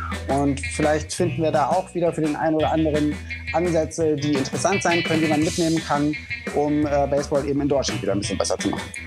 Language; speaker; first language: German; native; German